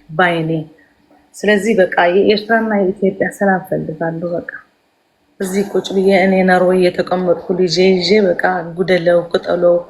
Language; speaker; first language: Amharic; early bilingual, heritage; Tigrinya